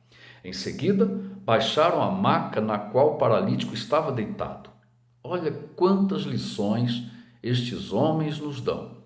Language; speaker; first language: Portuguese; native; Portuguese